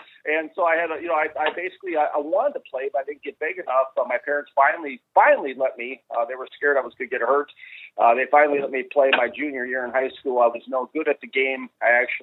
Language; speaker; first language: English; native; English